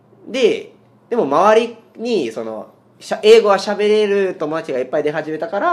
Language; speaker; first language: Japanese; non-native, fluent; Spanish